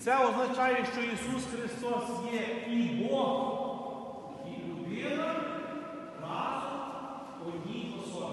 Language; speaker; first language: Ukrainian; native; Ukrainian